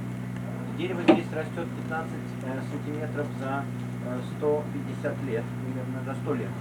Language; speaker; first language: Russian; native; Russian